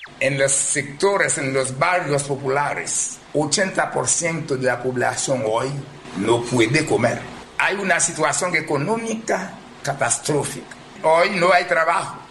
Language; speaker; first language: Spanish; non-native, fluent; Haitian Creole